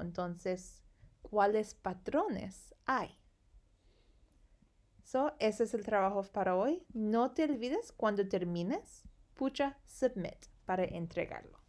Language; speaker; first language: Spanish; non-native, fluent; English